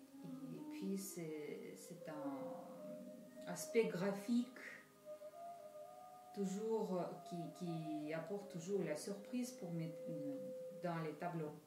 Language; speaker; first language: French; non-native, fluent; Russian